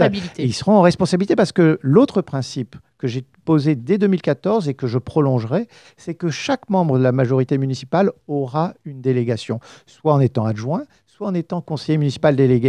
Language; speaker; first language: French; native; French